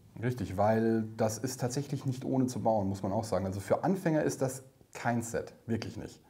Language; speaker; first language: German; native; German